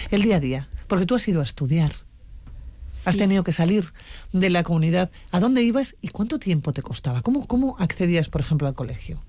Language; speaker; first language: Spanish; native; Spanish